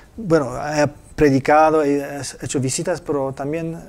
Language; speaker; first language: Spanish; non-native, fluent; Polish